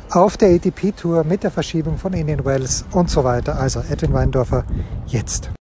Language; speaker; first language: German; native; German